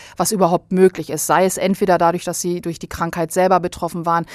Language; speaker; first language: German; early bilingual, other home language; Bosnian